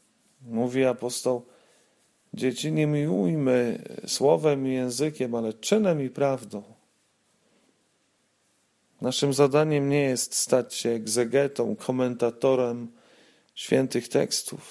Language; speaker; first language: Polish; native; Polish